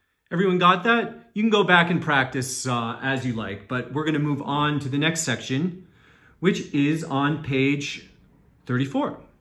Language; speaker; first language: English; native; English